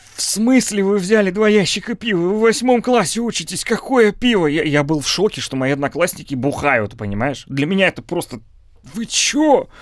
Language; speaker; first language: Russian; native; Russian